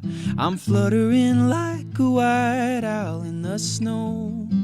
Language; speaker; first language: English; native; English